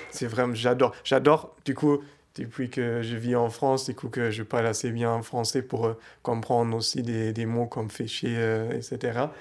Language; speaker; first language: French; non-native, fluent; German